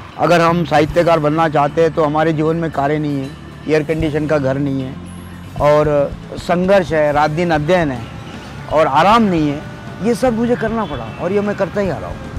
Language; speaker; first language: Hindi; non-native, local second language; Marathi